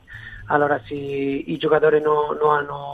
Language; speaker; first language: Italian; non-native, fluent; Spanish